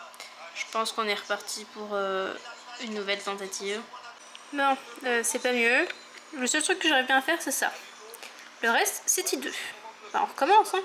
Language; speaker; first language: French; native; French